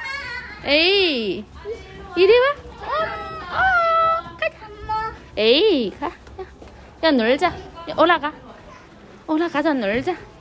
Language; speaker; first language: Korean; non-native, fluent; Chinese